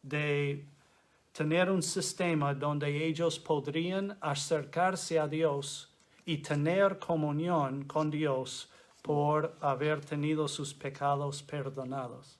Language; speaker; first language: Spanish; non-native, fluent; English